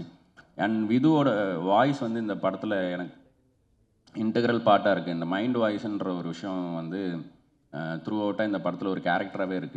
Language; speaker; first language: Tamil; native; Tamil